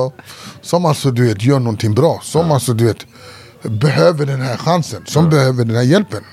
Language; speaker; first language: Swedish; early bilingual, other home language; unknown